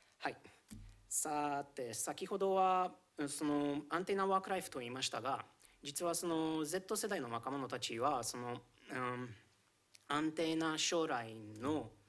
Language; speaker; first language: Japanese; non-native, fluent; Romanian